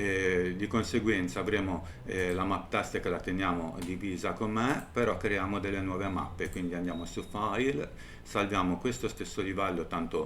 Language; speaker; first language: Italian; native; Italian